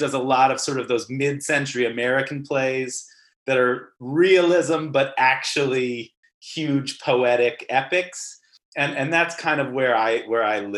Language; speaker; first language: English; native; English